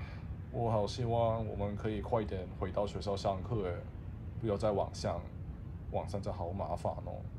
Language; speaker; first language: Chinese; non-native, learner; English